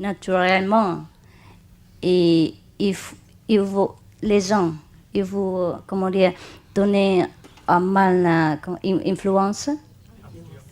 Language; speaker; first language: French; non-native, learner; Chinese